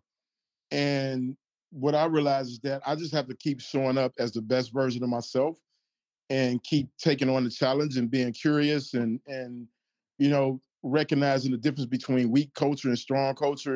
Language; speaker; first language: English; native; English